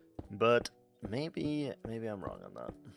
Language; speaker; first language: English; native; English